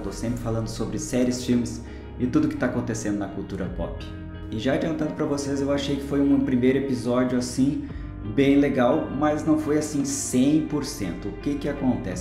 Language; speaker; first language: Portuguese; native; Portuguese